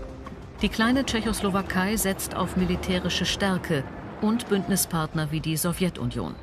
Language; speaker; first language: German; native; German